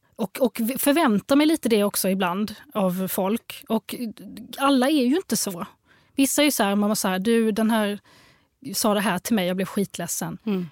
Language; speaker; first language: Swedish; early bilingual, other home language; Arabic